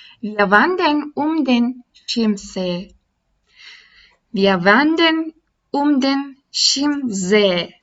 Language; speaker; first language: German; non-native, fluent; Turkish